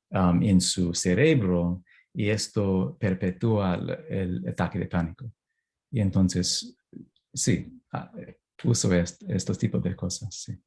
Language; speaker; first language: Spanish; non-native, fluent; English